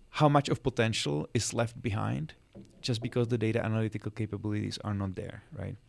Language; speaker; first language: English; non-native, fluent; Czech